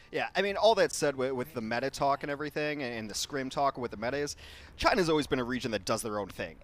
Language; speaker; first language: English; native; English